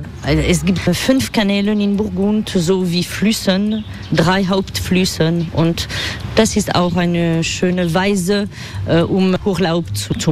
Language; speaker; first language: German; non-native, fluent; French